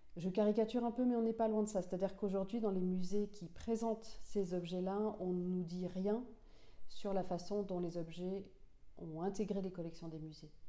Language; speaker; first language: French; non-native, local second language; Finnish